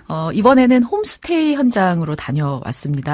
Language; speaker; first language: Korean; native; Korean